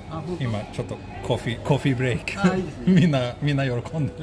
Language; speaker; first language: Japanese; non-native, fluent; Swedish